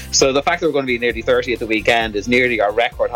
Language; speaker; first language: English; non-native, local second language; Irish